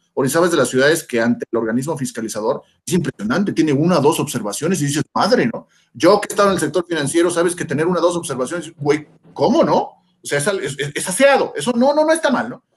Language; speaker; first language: Spanish; native; Spanish